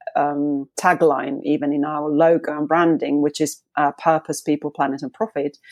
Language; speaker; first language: English; non-native, fluent; Finnish